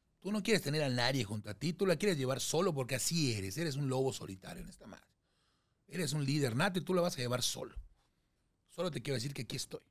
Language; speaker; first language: Spanish; native; Spanish